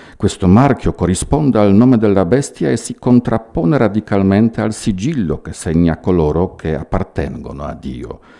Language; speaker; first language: Italian; non-native, fluent; Polish